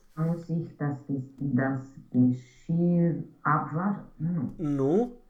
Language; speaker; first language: German; non-native, learner; Romanian